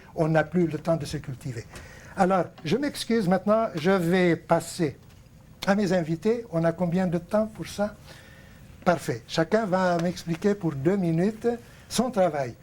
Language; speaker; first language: French; non-native, local second language; Arabic